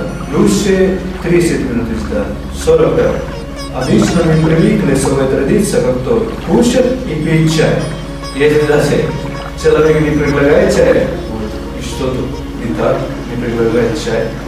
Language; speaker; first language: Russian; non-native, learner; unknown